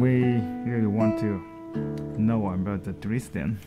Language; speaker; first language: English; non-native, learner; Japanese